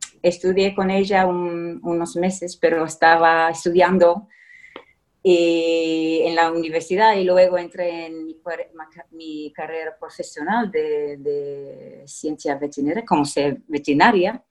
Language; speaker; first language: Spanish; non-native, fluent; English